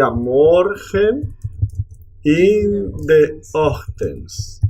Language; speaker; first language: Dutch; non-native, learner; Spanish